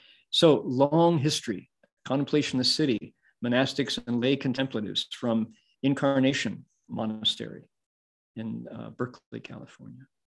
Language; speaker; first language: English; native; English